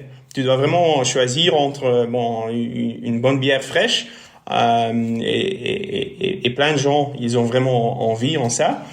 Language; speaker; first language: French; non-native, local second language; Dutch